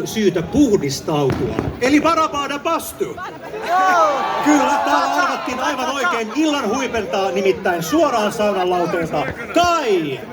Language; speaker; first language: Finnish; native; Finnish